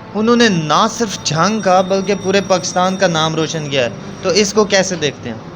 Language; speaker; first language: Urdu; non-native, local second language; Punjabi